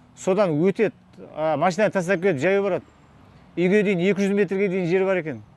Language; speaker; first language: Kazakh; native; Kazakh